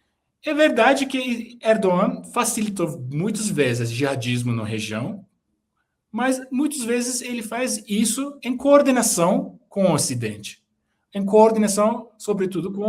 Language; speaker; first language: Portuguese; non-native, fluent; Turkish